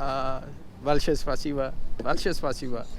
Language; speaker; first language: Russian; non-native, learner; Urdu